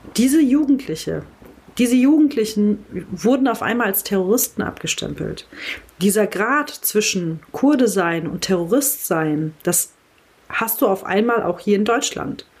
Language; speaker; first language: German; early bilingual, other home language; Kurdish